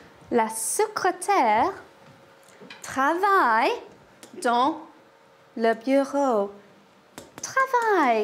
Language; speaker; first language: French; non-native, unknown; English